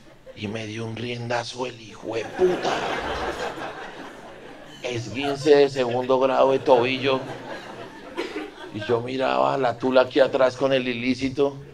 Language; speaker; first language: Spanish; native; Spanish